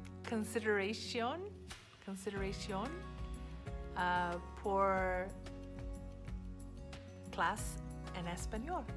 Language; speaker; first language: Spanish; non-native, learner; English